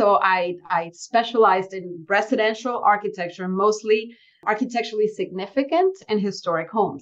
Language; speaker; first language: English; early bilingual, other home language; Spanish